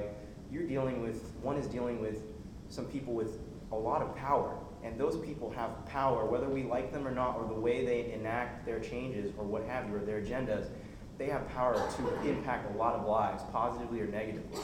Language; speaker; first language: English; native; English